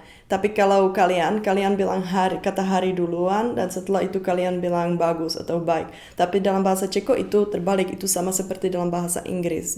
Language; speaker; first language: Indonesian; non-native, fluent; Czech